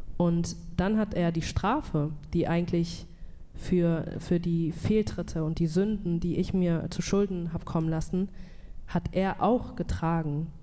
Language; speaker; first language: German; native; German